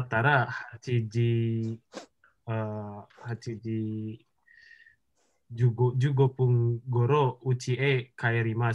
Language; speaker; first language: Japanese; non-native, learner; Indonesian